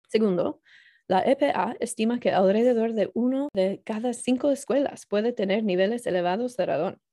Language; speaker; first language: Spanish; non-native, learner; English